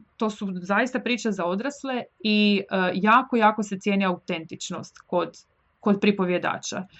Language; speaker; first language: Croatian; native; Croatian